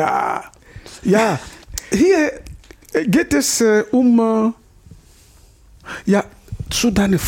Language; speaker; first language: German; non-native, fluent; Lingala